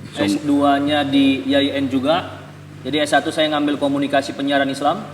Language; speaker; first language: Indonesian; native; Indonesian